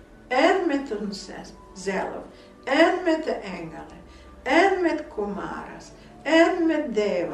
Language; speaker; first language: Dutch; non-native, fluent; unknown